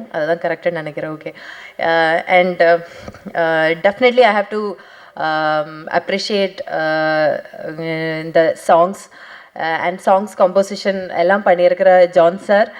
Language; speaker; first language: Tamil; non-native, fluent; Malayalam